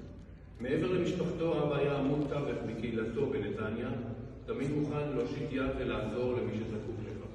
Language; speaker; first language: Hebrew; native; Hebrew